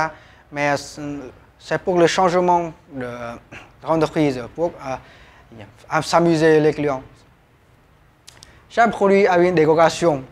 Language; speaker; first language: French; non-native, learner; Vietnamese